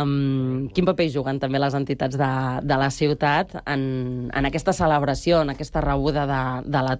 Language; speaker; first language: Catalan; native; Catalan